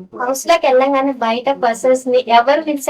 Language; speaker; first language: Telugu; native; Telugu